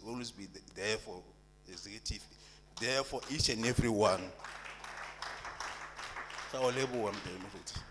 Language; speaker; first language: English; non-native, local second language; Southern Sotho